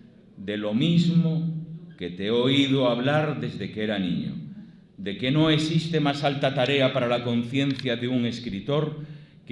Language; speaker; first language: Spanish; native; Spanish